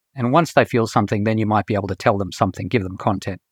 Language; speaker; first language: English; native; English